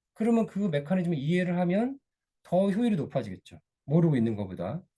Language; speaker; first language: Korean; native; Korean